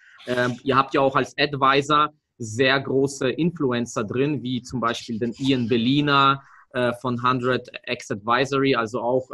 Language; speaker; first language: German; native; German